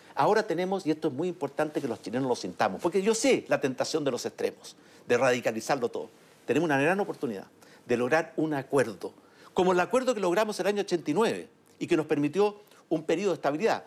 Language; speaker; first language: Spanish; native; Spanish